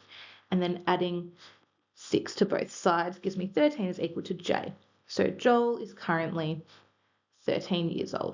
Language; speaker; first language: English; native; English